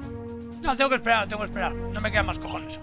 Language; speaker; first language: Spanish; native; Spanish